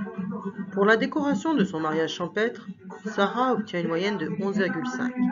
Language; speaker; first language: French; native; French